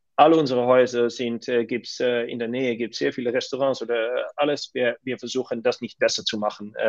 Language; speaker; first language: German; non-native, learner; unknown